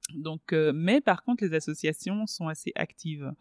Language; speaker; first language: French; non-native, fluent; Swahili